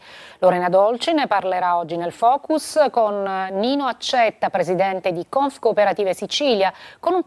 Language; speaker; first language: Italian; native; Italian